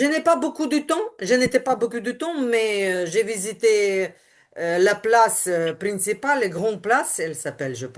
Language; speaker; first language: French; non-native, learner; Ukrainian